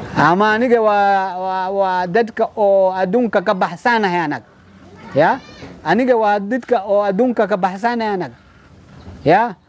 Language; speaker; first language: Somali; non-native, learner; Swahili